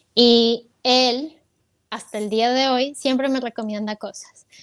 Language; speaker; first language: Spanish; native; Spanish